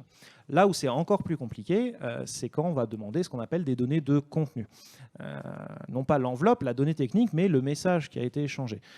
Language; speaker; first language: French; native; French